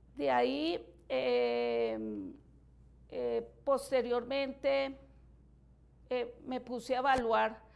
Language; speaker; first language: Spanish; native; Spanish